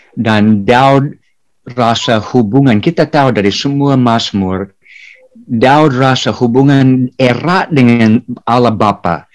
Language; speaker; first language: Indonesian; non-native, fluent; English